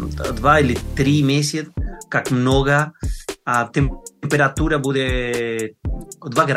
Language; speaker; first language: Russian; non-native, learner; Spanish